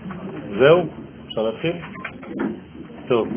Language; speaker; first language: Hebrew; non-native, fluent; French